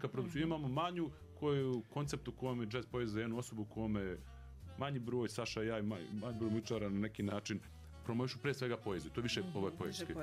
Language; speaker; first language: Serbian; native; Serbian